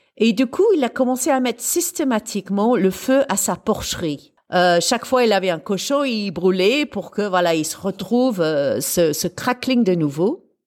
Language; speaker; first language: French; non-native, fluent; English